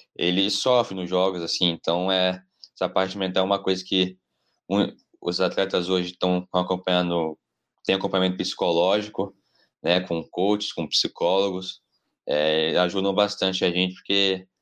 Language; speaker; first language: Portuguese; native; Portuguese